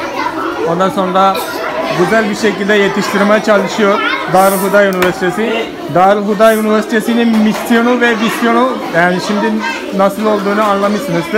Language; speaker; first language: Turkish; non-native, fluent; Malayalam